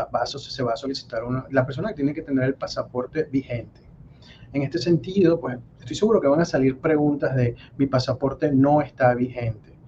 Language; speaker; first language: Spanish; native; Spanish